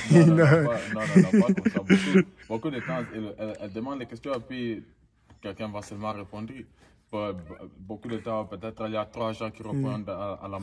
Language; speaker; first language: French; early bilingual, heritage; French